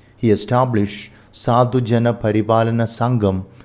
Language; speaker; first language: English; non-native, local second language; Malayalam